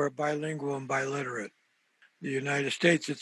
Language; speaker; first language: English; early bilingual, other home language; Spanish